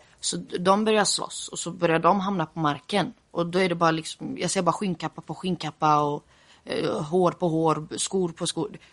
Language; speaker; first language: Swedish; early bilingual, other home language; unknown